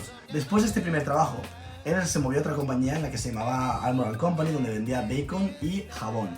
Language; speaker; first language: Spanish; native; Spanish